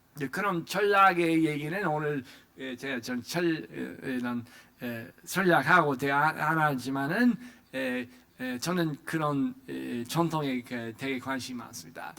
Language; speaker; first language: Korean; non-native, fluent; English